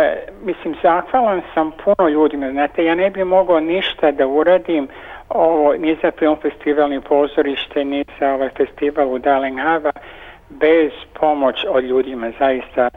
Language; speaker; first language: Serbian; early bilingual, heritage; Serbian